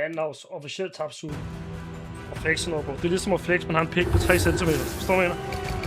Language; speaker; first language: Danish; native; Danish